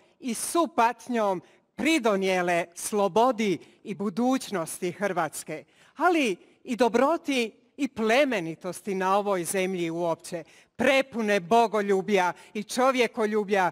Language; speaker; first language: Bosnian; native; Bosnian